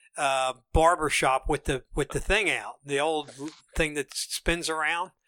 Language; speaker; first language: English; native; English